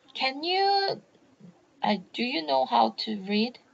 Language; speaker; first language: English; non-native, learner; Korean